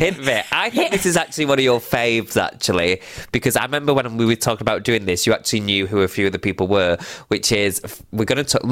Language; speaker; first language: English; native; English